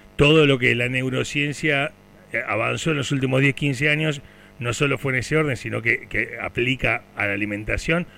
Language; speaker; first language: Spanish; native; Spanish